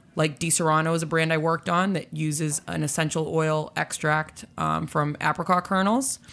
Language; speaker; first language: English; native; English